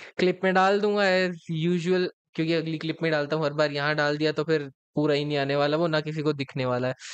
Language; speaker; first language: Hindi; native; Hindi